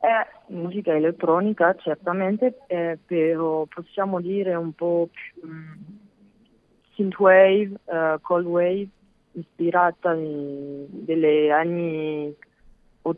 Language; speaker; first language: Italian; non-native, learner; French